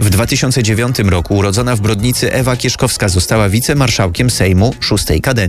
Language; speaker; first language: Polish; native; Polish